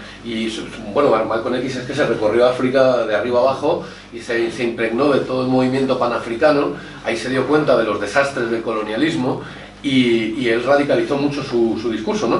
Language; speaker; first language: Spanish; native; Spanish